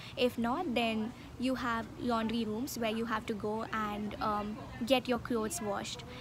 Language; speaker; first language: English; non-native, local second language; Hindi